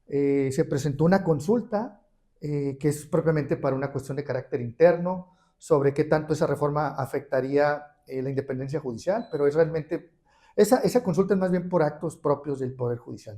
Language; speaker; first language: Spanish; native; Spanish